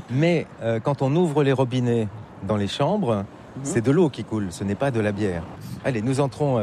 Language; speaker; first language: French; native; French